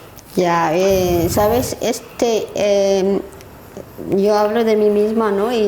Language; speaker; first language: Spanish; non-native, learner; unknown